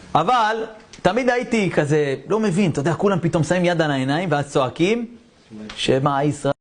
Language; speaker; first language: Hebrew; native; Hebrew